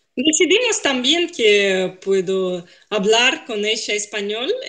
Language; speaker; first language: Spanish; non-native, fluent; Russian